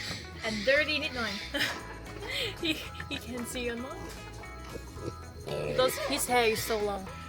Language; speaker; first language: English; non-native, learner; Thai